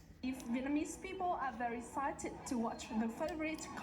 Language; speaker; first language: English; non-native, learner; Vietnamese